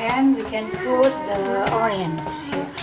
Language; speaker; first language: English; non-native, learner; Indonesian